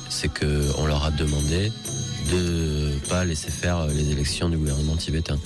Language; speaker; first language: French; native; French